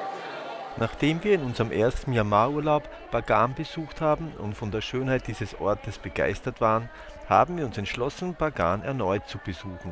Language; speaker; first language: German; native; German